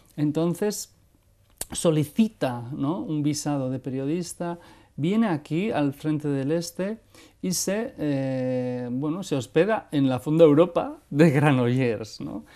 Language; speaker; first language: Spanish; non-native, local second language; Basque